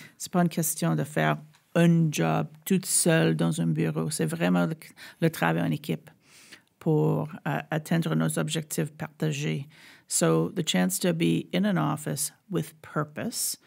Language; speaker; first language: French; non-native, fluent; English